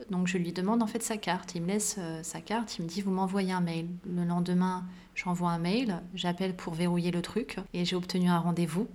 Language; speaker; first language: French; early bilingual, other home language; Arabic